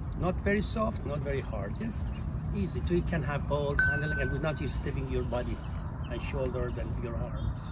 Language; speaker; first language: English; non-native, fluent; Arabic